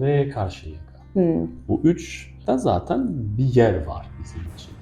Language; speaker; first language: Turkish; non-native, fluent; French